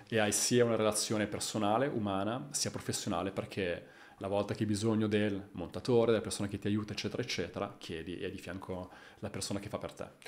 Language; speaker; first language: Italian; native; Italian